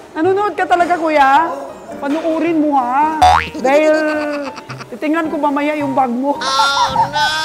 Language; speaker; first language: Filipino; non-native, local second language; Cebuano